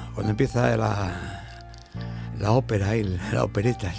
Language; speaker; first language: Spanish; native; Spanish